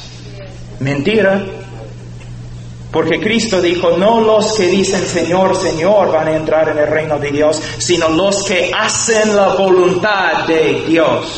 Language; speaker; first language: Spanish; non-native, fluent; English